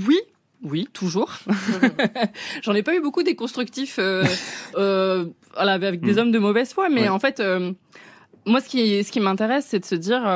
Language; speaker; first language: French; native; French